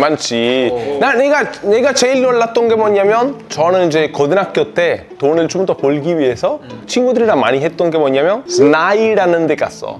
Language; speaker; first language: Korean; non-native, fluent; Italian